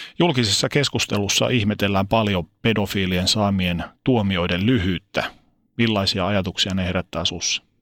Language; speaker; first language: Finnish; native; Finnish